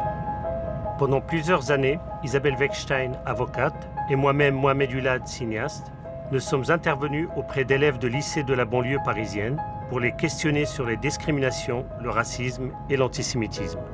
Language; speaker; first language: French; native; French